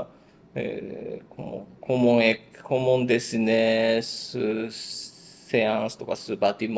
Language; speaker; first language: French; non-native, learner; Japanese